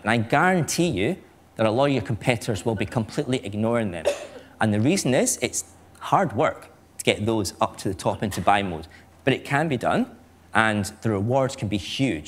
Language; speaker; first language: English; native; English